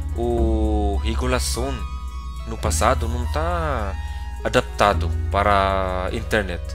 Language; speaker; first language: Portuguese; non-native, fluent; Filipino